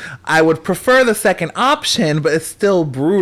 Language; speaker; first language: English; native; English